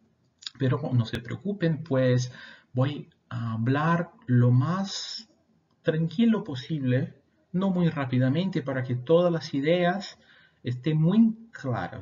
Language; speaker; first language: Spanish; non-native, fluent; Portuguese